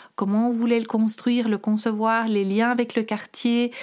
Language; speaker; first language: French; native; French